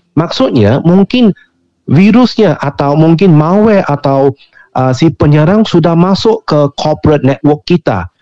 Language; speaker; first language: Indonesian; non-native, fluent; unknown